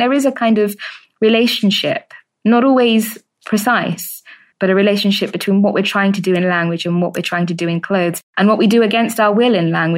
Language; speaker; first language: English; native; English